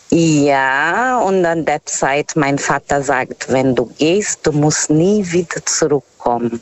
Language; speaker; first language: German; non-native, learner; Portuguese